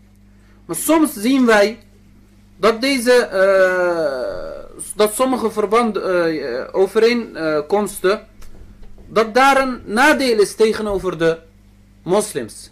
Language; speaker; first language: Dutch; early bilingual, other home language; Turkish